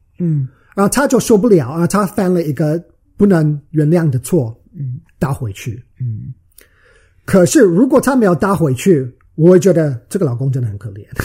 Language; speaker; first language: Chinese; early bilingual, heritage; Chinese